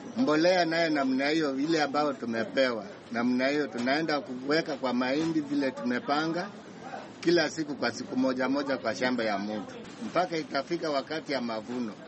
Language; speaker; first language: Swahili; non-native, local second language; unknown